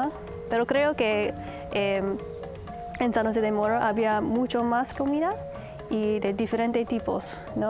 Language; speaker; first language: Spanish; non-native, fluent; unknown